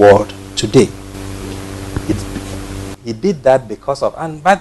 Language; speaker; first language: English; non-native, local second language; Ibibio